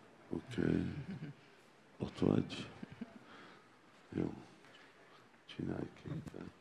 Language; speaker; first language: Hungarian; non-native, learner; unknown